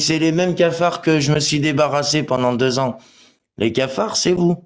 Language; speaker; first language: French; native; French